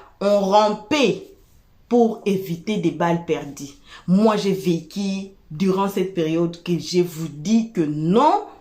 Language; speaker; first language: French; non-native, local second language; Lingala